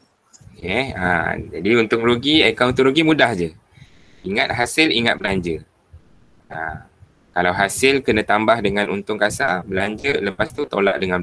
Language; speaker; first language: Malay; native; Malay